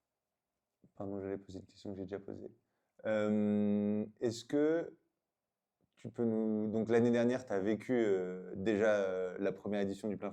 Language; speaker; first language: French; native; French